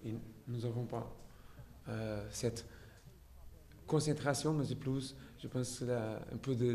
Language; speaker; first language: French; non-native, learner; Portuguese